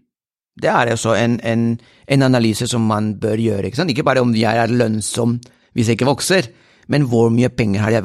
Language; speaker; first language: Norwegian; non-native, fluent; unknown